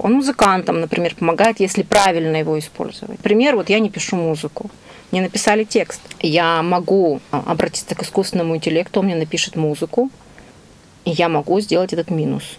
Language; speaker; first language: Russian; native; Russian